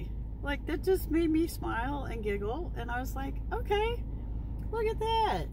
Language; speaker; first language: English; native; English